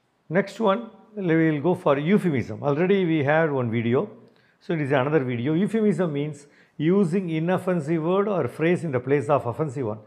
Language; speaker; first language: English; non-native, local second language; Tamil